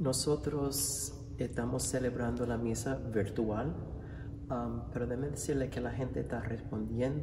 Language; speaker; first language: Spanish; non-native, fluent; English